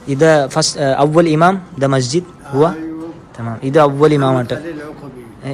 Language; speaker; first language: Arabic; non-native, learner; Malayalam